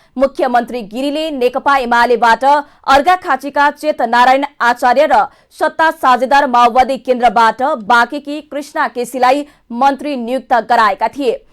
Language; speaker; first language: Nepali; native; Nepali